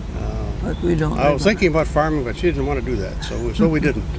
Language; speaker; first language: English; native; English